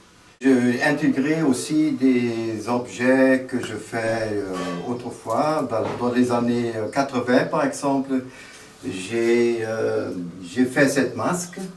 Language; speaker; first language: French; non-native, fluent; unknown